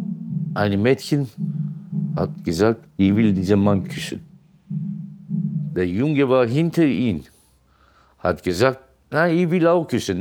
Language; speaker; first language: German; non-native, fluent; Turkish